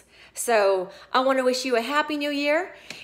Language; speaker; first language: English; native; English